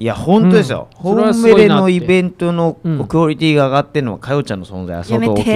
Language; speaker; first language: Japanese; native; Japanese